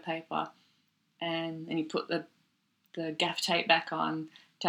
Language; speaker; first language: English; native; English